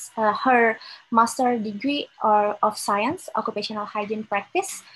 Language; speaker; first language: English; non-native, fluent; Indonesian